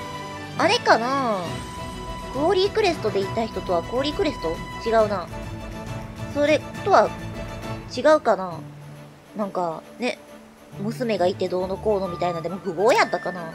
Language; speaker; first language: Japanese; native; Japanese